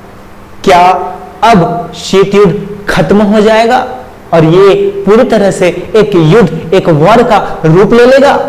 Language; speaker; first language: Hindi; native; Hindi